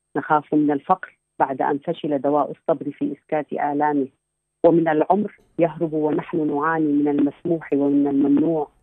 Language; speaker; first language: Arabic; native; Arabic